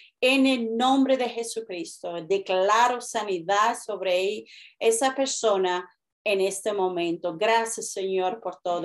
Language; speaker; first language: Spanish; early bilingual, heritage; Spanish